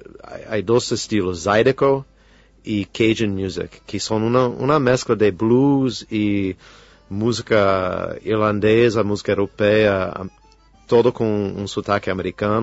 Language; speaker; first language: Spanish; non-native, fluent; English